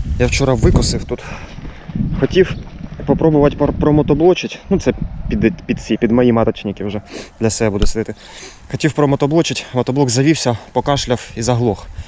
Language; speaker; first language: Ukrainian; native; Ukrainian